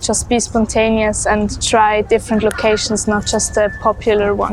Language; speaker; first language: English; non-native, fluent; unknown